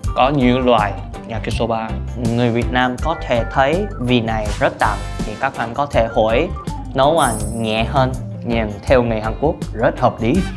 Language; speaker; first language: Vietnamese; non-native, fluent; Korean